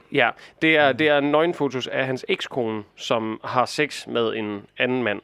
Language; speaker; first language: Danish; native; Danish